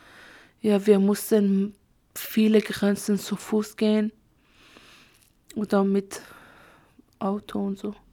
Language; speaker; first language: German; non-native, learner; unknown